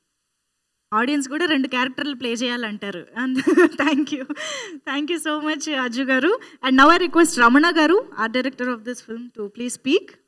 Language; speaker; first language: Telugu; native; Telugu